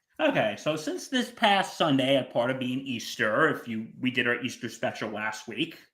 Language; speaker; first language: English; native; English